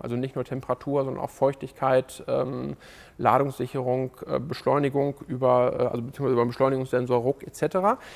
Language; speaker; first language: German; native; German